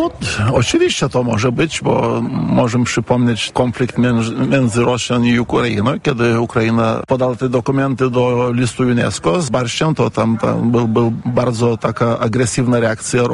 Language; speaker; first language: Polish; non-native, fluent; Lithuanian